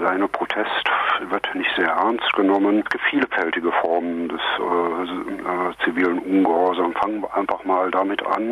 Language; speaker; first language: German; native; German